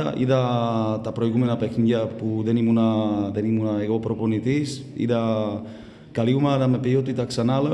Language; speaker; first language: Greek; non-native, learner; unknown